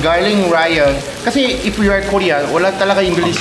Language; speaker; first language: Filipino; non-native, fluent; Korean